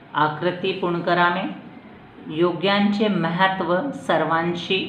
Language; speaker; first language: Hindi; non-native, local second language; Marathi